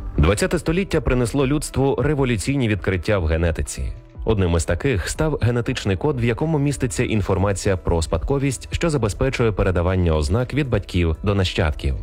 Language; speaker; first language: Ukrainian; native; Ukrainian